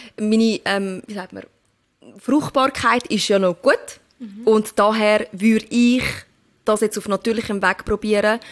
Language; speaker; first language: German; early bilingual, other home language; Turkish